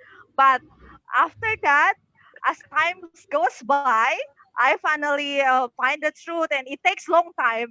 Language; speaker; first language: English; non-native, fluent; Indonesian